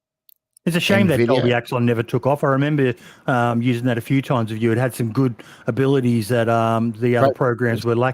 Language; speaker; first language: English; native; English